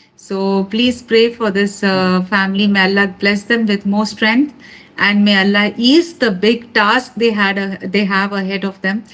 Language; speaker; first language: English; non-native, local second language; Urdu